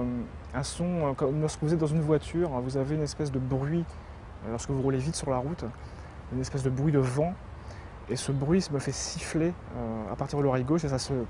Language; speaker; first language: French; native; French